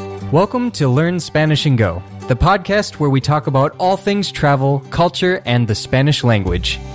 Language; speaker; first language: English; native; English